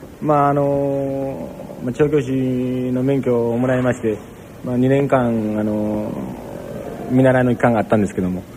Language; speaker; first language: Japanese; native; Japanese